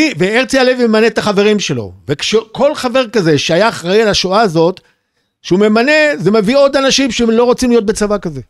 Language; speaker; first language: Hebrew; native; Hebrew